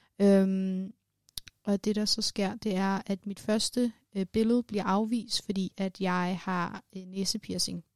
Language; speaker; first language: Danish; early bilingual, other home language; Persian